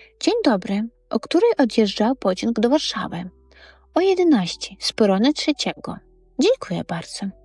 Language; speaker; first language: Polish; non-native, fluent; Ukrainian